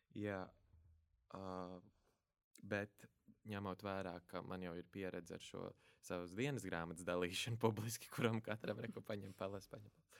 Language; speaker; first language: Latvian; native; Latvian